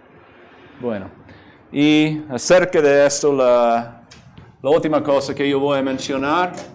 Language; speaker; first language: Spanish; non-native, fluent; English